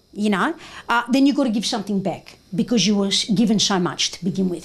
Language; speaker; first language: English; early bilingual, other home language; Greek